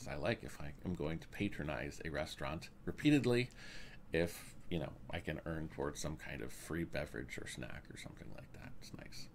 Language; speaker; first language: English; native; English